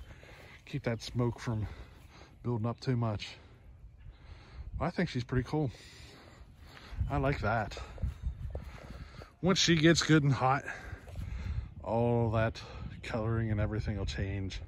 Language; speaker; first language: English; native; English